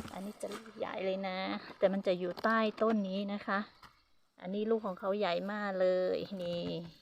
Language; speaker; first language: Thai; non-native, local second language; Hmong